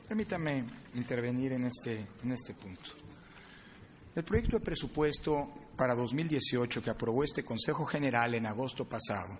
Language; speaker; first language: Spanish; native; Spanish